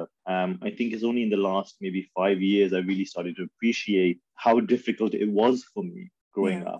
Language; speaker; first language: English; early bilingual, other home language; Urdu